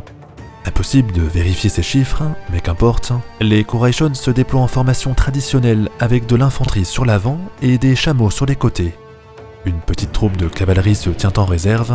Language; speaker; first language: French; native; French